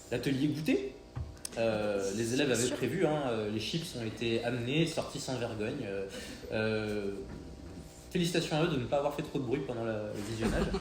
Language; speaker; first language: French; native; French